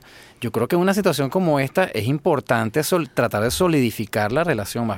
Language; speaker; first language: Spanish; native; Spanish